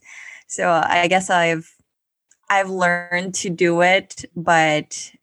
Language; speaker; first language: English; non-native, local second language; Filipino